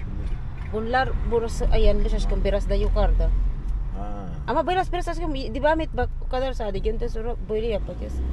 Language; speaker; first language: Turkish; non-native, learner; Filipino